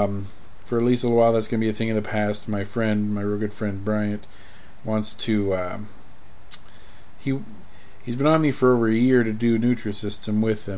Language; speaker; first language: English; native; English